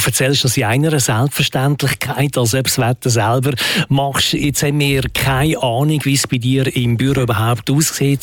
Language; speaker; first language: German; native; German